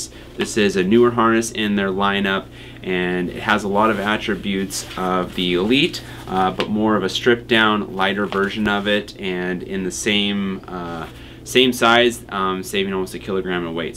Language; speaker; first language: English; native; English